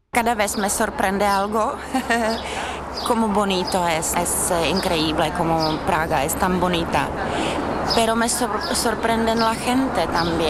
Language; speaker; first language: Spanish; non-native, fluent; Czech